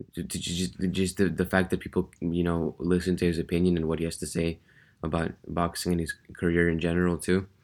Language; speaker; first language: English; early bilingual, other home language; Russian